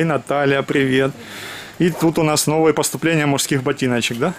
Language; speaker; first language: Russian; native; Russian